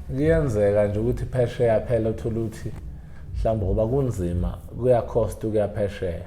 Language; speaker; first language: Zulu; native; Zulu